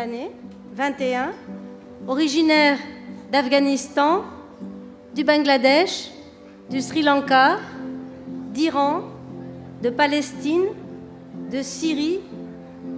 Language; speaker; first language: French; native; French